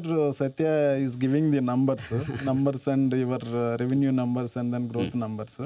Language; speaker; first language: English; non-native, local second language; Telugu